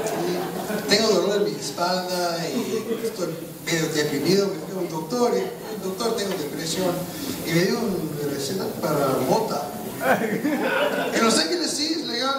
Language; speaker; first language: Spanish; non-native, fluent; English